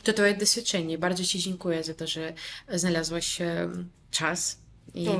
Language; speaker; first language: Polish; non-native, fluent; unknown